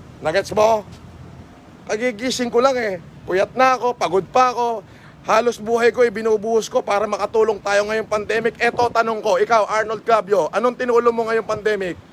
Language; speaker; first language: Filipino; native; Filipino